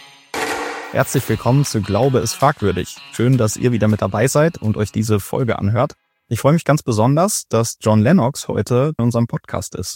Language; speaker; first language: German; native; German